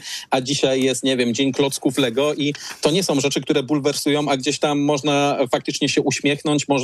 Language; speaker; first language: Polish; native; Polish